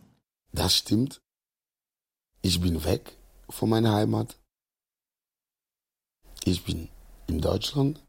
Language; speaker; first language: German; non-native, learner; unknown